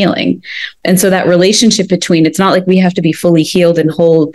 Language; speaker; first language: English; native; English